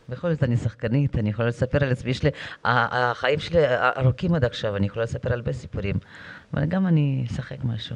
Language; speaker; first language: Hebrew; non-native, fluent; Russian